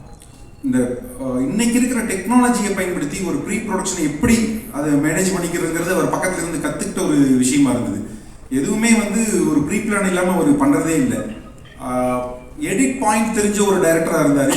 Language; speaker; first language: Tamil; native; Tamil